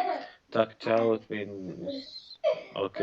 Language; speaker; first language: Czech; non-native, learner; English